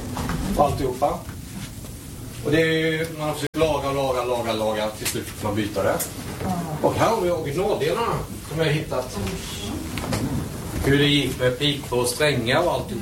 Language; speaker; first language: Swedish; native; Swedish